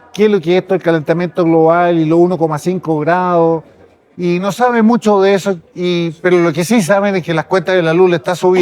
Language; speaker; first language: Spanish; native; Spanish